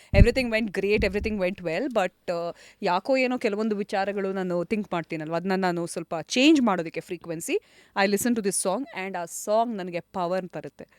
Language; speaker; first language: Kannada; non-native, local second language; Konkani